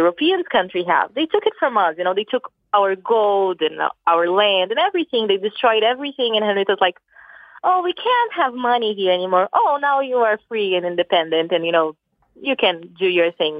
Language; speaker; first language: English; non-native, fluent; Portuguese